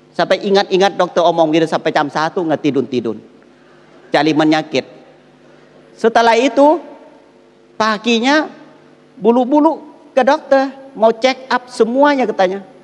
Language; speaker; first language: Indonesian; non-native, fluent; Thai